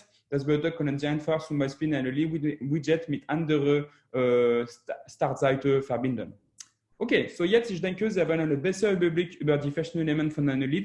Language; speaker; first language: German; non-native, learner; French